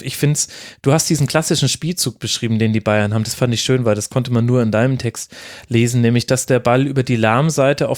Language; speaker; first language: German; native; German